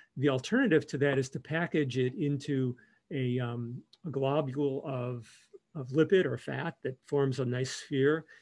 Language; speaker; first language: English; native; English